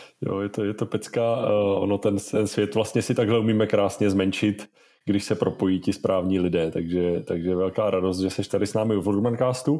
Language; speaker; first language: Czech; native; Czech